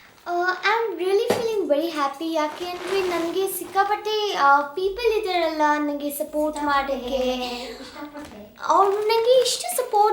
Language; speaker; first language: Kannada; early bilingual, heritage; Kannada